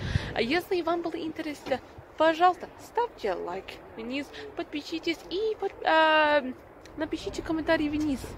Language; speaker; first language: Russian; non-native, fluent; English